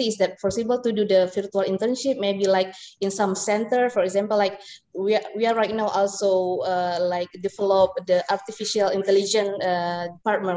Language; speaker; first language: English; non-native, fluent; Indonesian